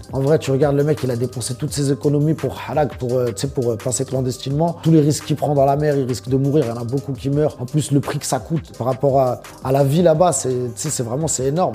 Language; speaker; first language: French; early bilingual, other home language; Arabic